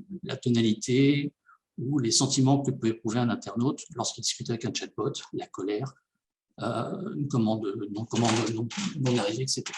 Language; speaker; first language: French; native; French